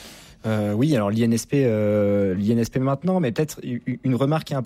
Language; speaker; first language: French; native; French